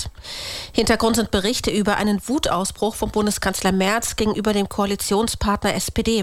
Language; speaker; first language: German; native; German